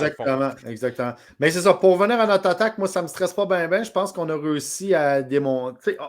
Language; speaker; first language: French; native; French